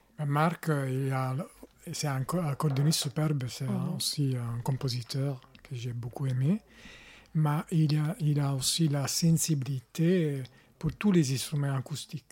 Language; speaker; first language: French; non-native, learner; Italian